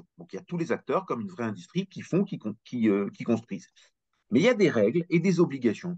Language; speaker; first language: French; native; French